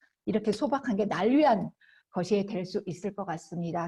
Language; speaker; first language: Korean; native; Korean